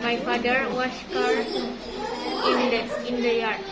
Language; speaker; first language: English; non-native, learner; Indonesian